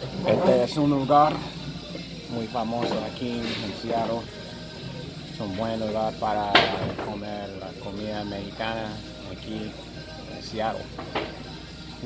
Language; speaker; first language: Spanish; non-native, learner; English